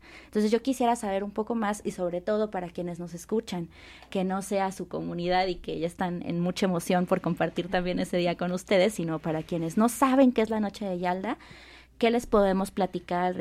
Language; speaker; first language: Spanish; native; Spanish